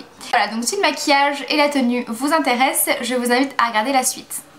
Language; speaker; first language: French; native; French